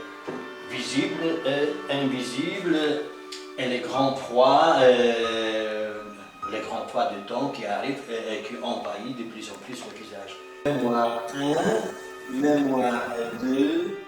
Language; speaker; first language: French; non-native, fluent; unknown